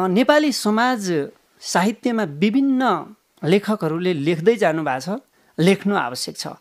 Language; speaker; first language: Nepali; native; Nepali